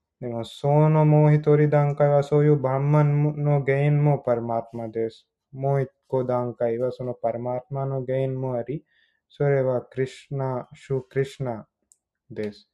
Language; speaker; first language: Japanese; non-native, learner; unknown